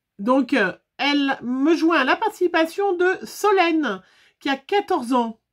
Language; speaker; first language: French; native; French